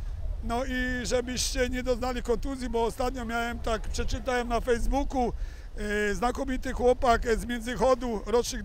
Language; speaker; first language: Polish; native; Polish